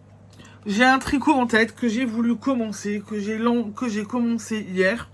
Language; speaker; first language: French; native; French